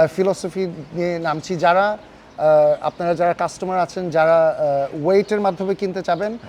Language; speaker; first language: Bangla; early bilingual, heritage; Bangla